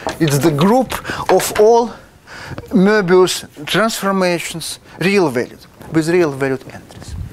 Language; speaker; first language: English; non-native, fluent; Russian